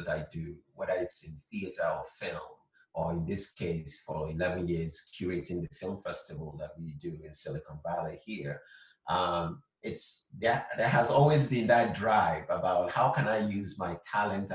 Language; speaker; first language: English; non-native, local second language; Igbo